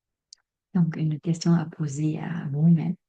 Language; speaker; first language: French; non-native, fluent; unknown